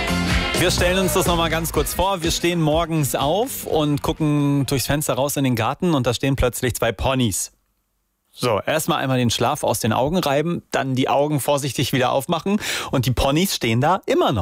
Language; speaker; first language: German; native; German